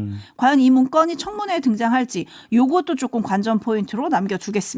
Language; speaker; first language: Korean; native; Korean